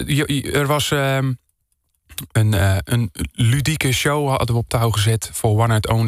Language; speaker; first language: Dutch; native; Dutch